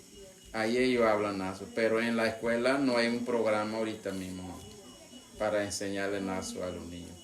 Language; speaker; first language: Spanish; non-native, local second language; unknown